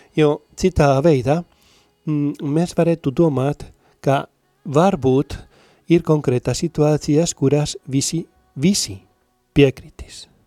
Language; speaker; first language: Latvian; non-native, learner; Spanish